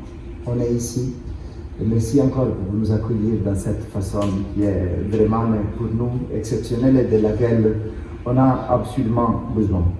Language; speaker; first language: French; non-native, fluent; Italian